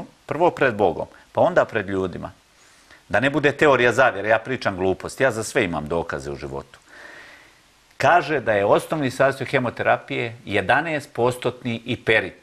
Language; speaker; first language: Croatian; native; Croatian